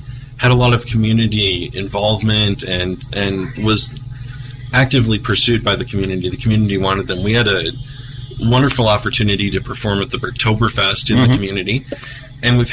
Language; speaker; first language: English; native; English